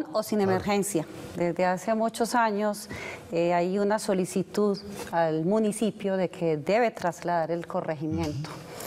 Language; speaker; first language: Spanish; native; Spanish